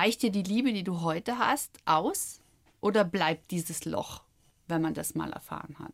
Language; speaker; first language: German; native; German